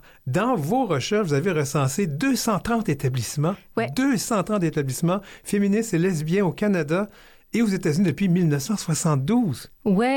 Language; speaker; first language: French; native; French